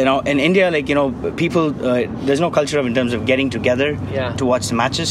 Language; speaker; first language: English; non-native, local second language; Tamil